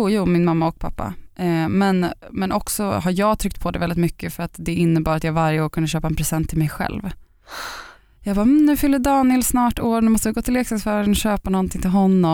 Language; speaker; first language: Swedish; native; Swedish